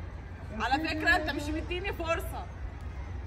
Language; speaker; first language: Arabic; native; Arabic